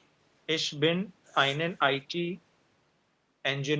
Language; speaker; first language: German; non-native, learner; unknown